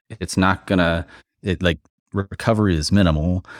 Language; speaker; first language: English; native; English